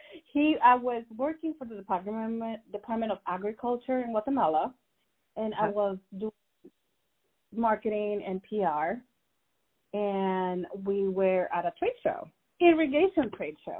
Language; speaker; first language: English; non-native, fluent; Spanish